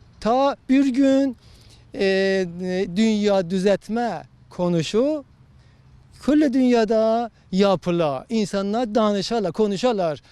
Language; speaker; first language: Turkish; non-native, learner; Azerbaijani